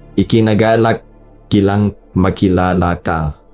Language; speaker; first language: Filipino; non-native, learner; English